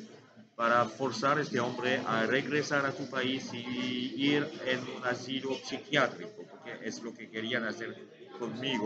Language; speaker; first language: Spanish; non-native, learner; French